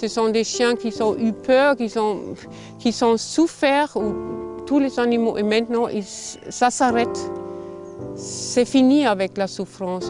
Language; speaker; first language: French; non-native, fluent; German